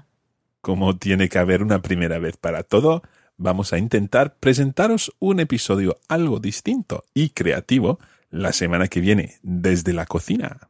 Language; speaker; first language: Spanish; non-native, fluent; English